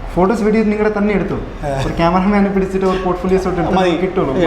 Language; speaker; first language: Malayalam; non-native, fluent; Nepali